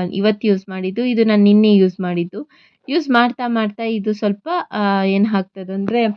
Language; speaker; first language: Kannada; non-native, local second language; Tulu